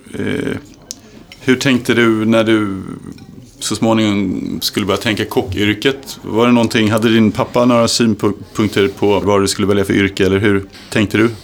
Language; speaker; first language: Swedish; native; Swedish